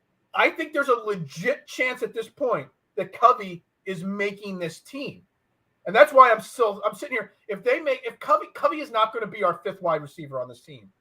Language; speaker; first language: English; native; English